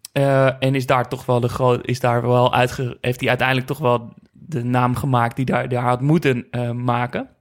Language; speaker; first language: Dutch; native; Dutch